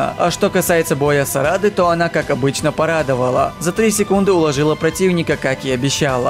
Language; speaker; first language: Russian; native; Russian